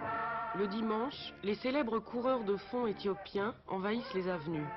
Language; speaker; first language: French; native; French